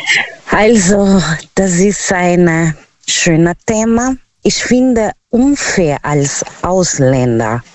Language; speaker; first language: German; non-native, learner; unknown